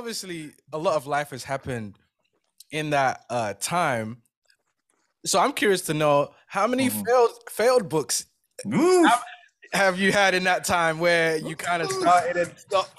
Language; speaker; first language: English; native; English